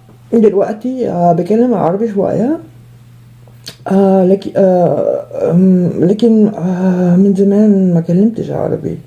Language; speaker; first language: Arabic; non-native, learner; German